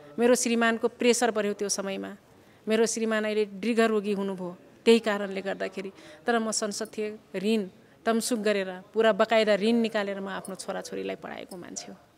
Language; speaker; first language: Nepali; non-native, local second language; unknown